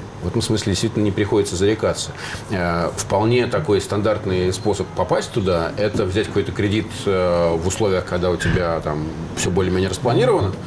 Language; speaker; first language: Russian; native; Russian